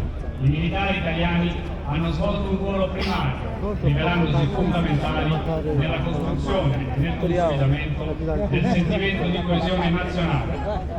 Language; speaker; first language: Italian; native; Italian